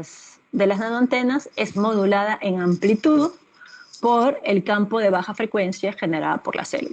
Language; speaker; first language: Spanish; native; Spanish